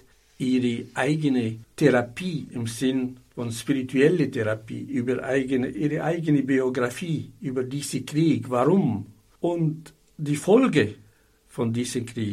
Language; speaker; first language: German; non-native, fluent; Arabic